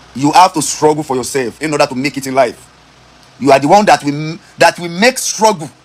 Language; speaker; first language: English; non-native, local second language; Yoruba